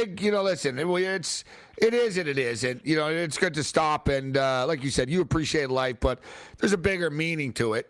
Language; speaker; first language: English; native; English